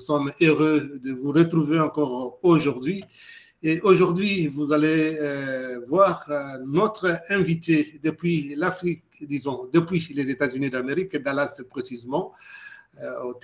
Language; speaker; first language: French; non-native, local second language; Lingala